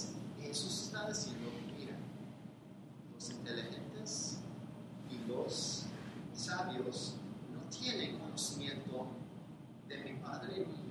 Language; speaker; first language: Spanish; non-native, fluent; English